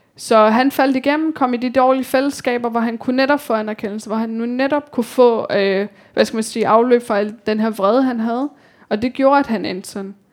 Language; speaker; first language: Danish; early bilingual, other home language; Persian